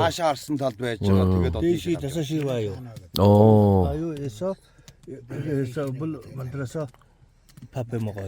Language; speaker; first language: Korean; non-native, learner; Mongolian